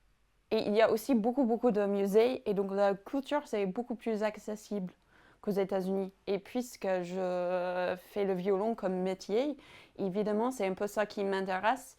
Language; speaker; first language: French; non-native, fluent; English